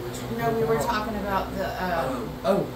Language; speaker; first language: English; native; English